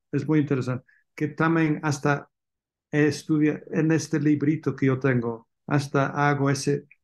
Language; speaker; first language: Spanish; non-native, fluent; English